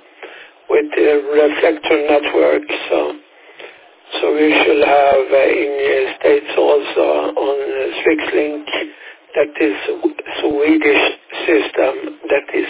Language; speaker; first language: English; non-native, fluent; Swedish